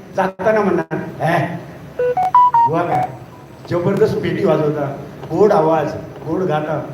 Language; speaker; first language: Marathi; non-native, local second language; Konkani